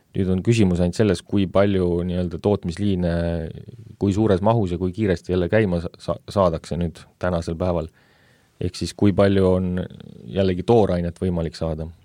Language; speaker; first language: Estonian; native; Estonian